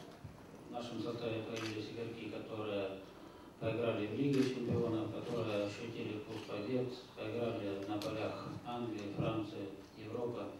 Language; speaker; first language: Russian; native; Russian